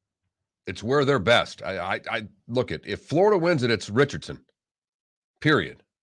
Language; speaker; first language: English; native; English